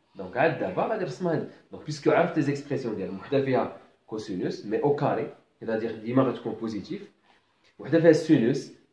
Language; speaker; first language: French; non-native, local second language; Arabic